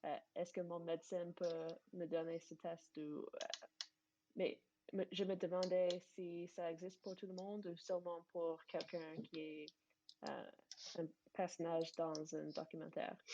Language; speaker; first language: French; non-native, fluent; English